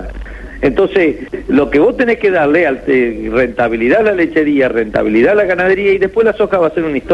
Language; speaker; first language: Spanish; native; Spanish